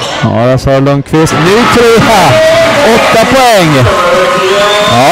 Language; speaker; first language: Swedish; native; Swedish